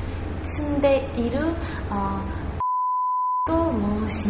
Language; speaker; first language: Japanese; non-native, learner; Korean